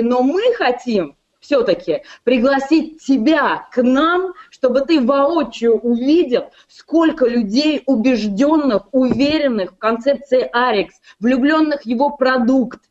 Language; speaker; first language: Russian; native; Russian